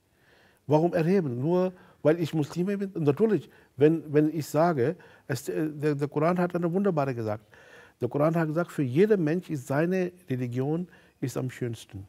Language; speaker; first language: German; non-native, fluent; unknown